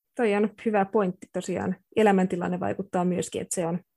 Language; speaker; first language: Finnish; native; Finnish